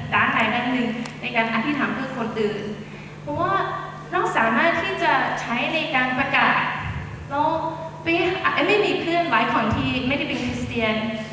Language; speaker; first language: Thai; non-native, fluent; English